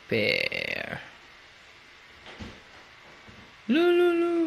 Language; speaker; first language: English; non-native, learner; Korean